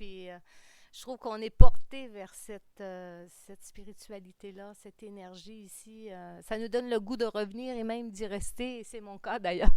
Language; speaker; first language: French; native; French